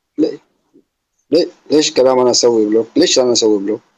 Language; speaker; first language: Arabic; non-native, learner; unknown